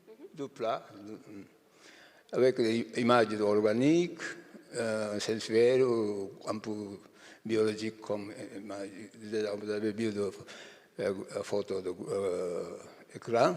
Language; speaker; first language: French; non-native, learner; Japanese